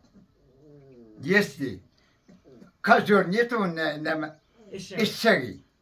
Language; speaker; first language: Russian; non-native, learner; Turkmen